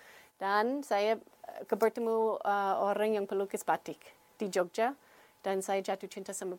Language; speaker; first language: Indonesian; non-native, learner; English